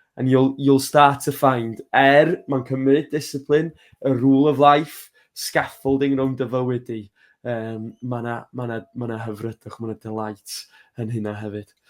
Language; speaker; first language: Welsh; native; Welsh